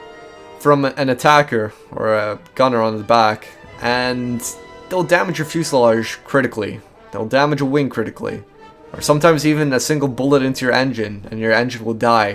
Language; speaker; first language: English; native; English